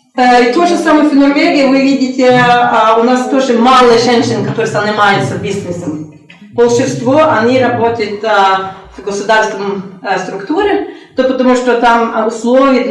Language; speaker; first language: Russian; non-native, learner; Norwegian